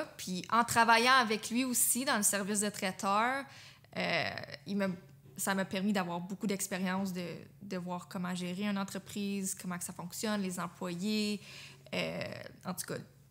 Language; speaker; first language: French; native; French